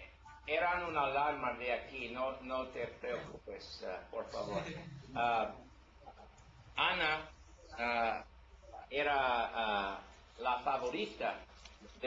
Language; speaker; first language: Spanish; non-native, learner; English